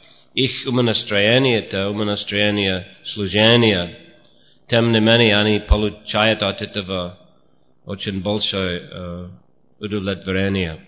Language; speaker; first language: Russian; non-native, fluent; English